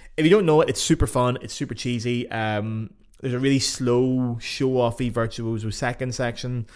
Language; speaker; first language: English; native; English